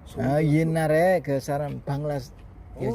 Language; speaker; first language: Korean; non-native, learner; Javanese